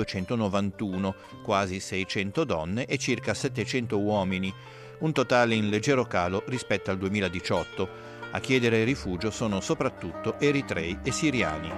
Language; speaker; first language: Italian; native; Italian